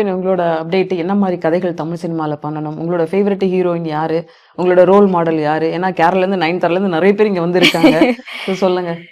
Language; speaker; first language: Tamil; native; Tamil